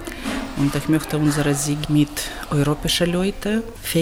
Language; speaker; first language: German; non-native, learner; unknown